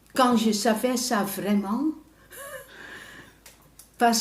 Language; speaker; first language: French; non-native, fluent; Dutch